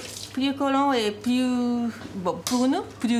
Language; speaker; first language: French; non-native, fluent; Japanese